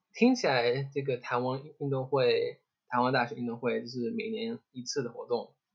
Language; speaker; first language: Chinese; non-native, learner; English